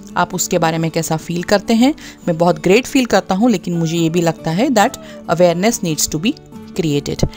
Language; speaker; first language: Hindi; non-native, local second language; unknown